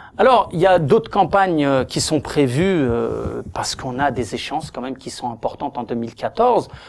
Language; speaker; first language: French; native; French